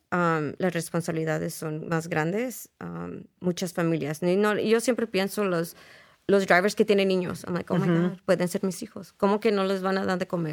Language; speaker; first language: Spanish; early bilingual, heritage; Spanish